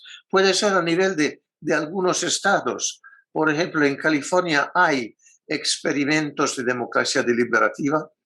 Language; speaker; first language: Spanish; non-native, fluent; Italian